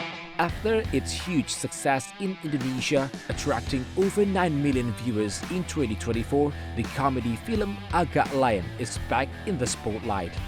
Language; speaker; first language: English; non-native, fluent; Indonesian